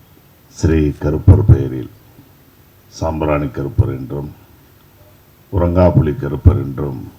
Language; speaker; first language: Tamil; native; Tamil